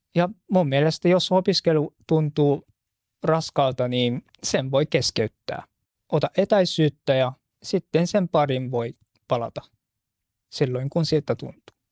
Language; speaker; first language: Finnish; non-native, fluent; Japanese